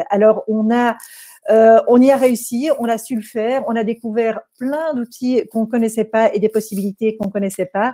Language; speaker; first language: French; native; French